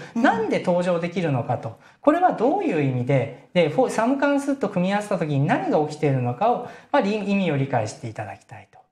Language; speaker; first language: Japanese; native; Japanese